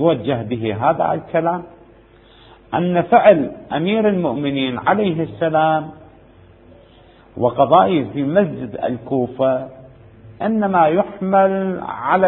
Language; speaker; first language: Arabic; native; Arabic